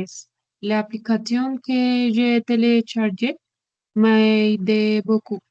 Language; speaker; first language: French; non-native, learner; Spanish